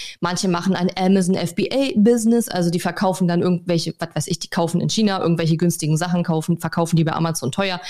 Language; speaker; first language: German; native; German